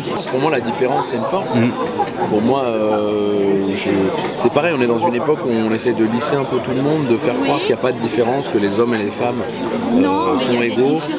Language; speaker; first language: French; native; French